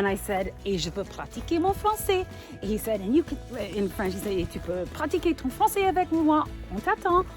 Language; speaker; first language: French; non-native, learner; English